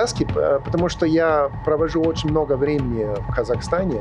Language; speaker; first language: Russian; non-native, fluent; English